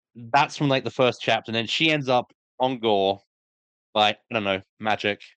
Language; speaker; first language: English; native; English